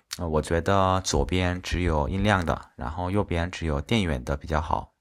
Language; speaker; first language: Chinese; non-native, fluent; Korean